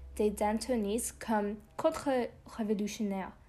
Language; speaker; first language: French; non-native, learner; English